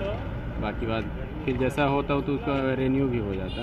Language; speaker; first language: Hindi; native; Hindi